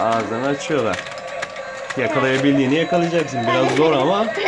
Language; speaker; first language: Turkish; native; Turkish